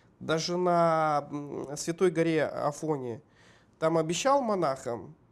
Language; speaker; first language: Russian; non-native, local second language; Romanian